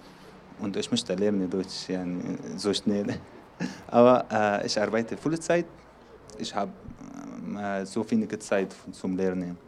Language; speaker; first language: German; non-native, learner; Arabic